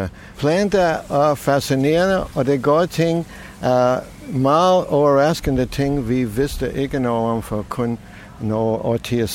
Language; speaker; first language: Danish; non-native, fluent; English